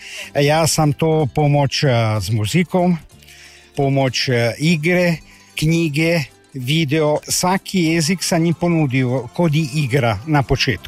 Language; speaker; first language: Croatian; early bilingual, heritage; Croatian